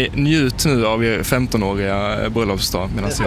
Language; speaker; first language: Swedish; native; Swedish